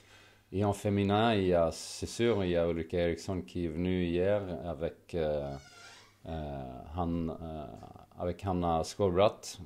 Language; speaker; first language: French; non-native, fluent; Swedish